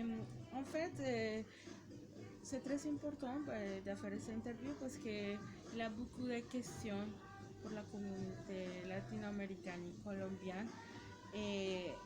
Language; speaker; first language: French; non-native, learner; Spanish